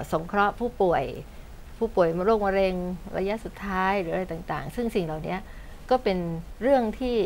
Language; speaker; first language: Thai; native; Thai